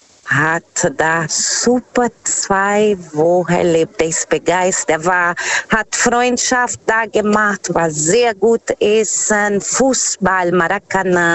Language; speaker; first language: German; non-native, fluent; Portuguese